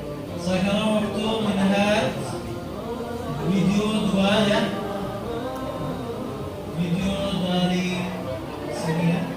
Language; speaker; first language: Indonesian; non-native, learner; Arabic